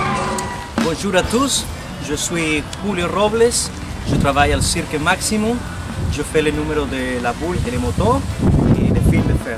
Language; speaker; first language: French; non-native, learner; Spanish